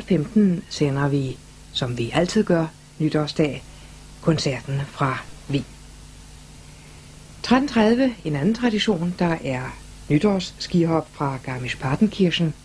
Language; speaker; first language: Danish; native; Danish